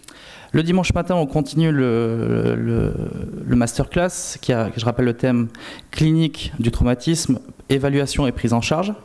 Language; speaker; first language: French; native; French